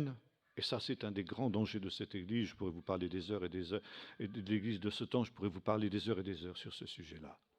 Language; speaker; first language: French; native; French